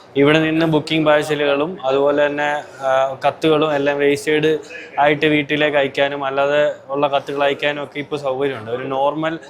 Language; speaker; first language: Malayalam; native; Malayalam